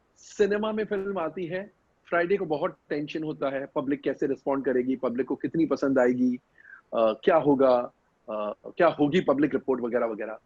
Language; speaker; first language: Hindi; native; Hindi